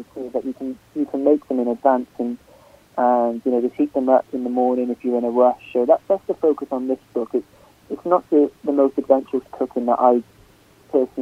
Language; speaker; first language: English; native; English